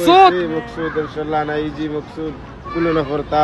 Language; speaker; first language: Arabic; non-native, learner; Bangla